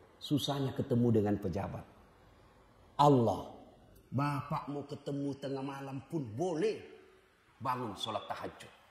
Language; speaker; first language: Indonesian; non-native, local second language; Buginese